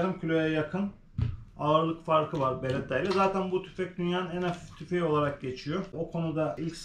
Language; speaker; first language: Turkish; native; Turkish